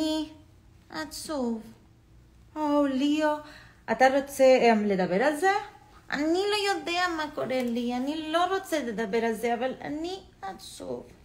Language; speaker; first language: Hebrew; non-native, fluent; English